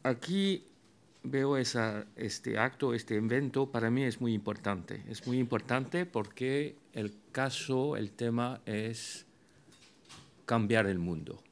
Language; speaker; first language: Spanish; non-native, fluent; French